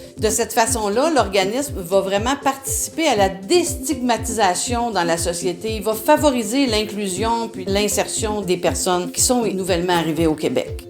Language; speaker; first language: French; native; French